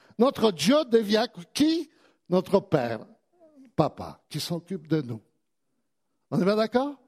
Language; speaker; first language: French; native; French